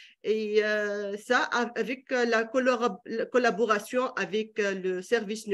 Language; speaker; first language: French; non-native, local second language; Arabic